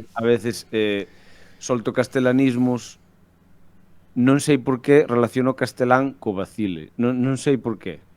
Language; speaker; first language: Galician; non-native, local second language; Spanish